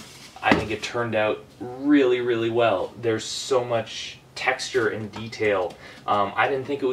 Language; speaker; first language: English; native; English